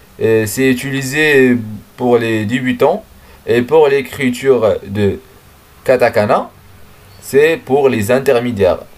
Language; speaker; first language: French; non-native, learner; Arabic